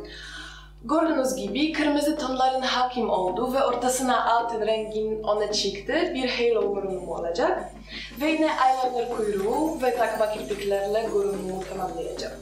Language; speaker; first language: Turkish; non-native, fluent; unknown